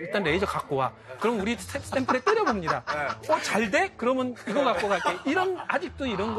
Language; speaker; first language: Korean; native; Korean